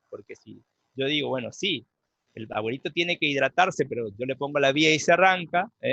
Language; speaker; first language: Spanish; native; Spanish